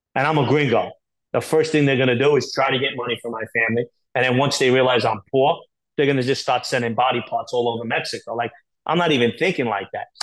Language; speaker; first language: English; native; English